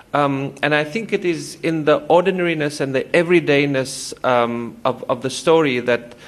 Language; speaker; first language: English; native; English